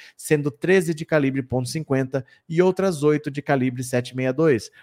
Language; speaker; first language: Portuguese; native; Portuguese